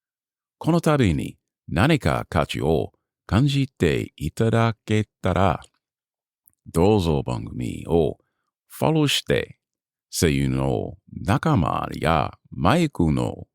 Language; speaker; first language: Japanese; non-native, learner; English